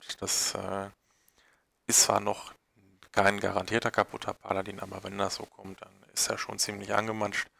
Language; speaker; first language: German; native; German